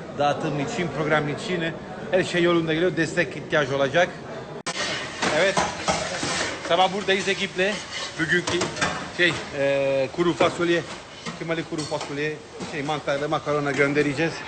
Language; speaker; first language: Turkish; non-native, fluent; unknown